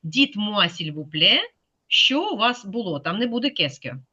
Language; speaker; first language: French; non-native, fluent; Ukrainian